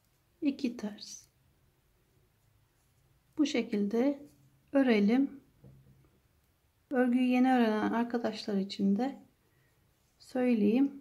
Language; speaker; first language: Turkish; native; Turkish